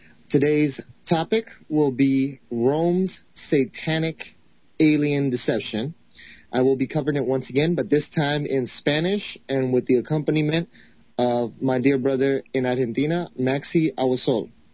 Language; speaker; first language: English; native; English